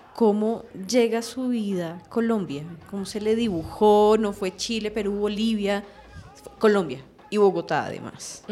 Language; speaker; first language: Spanish; native; Spanish